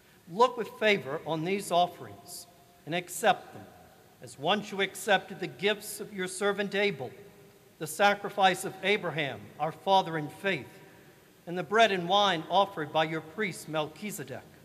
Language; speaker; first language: English; native; English